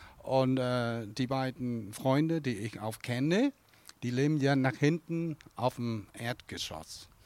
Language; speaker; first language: German; non-native, fluent; Vietnamese